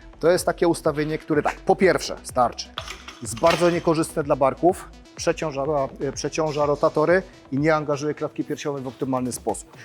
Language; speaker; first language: Polish; native; Polish